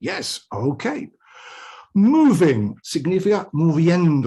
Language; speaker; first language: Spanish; non-native, fluent; English